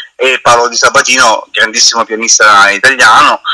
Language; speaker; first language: Italian; native; Italian